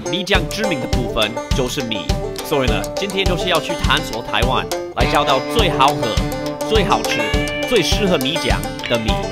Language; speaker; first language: Chinese; non-native, fluent; English